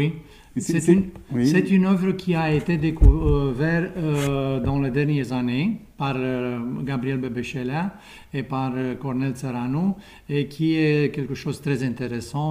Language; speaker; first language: French; non-native, fluent; Romanian